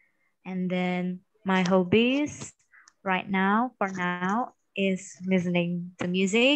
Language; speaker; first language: English; non-native, fluent; Indonesian